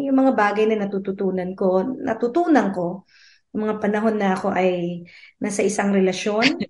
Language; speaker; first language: Filipino; native; Filipino